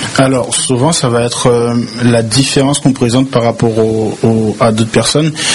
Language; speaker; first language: French; early bilingual, other home language; Haitian Creole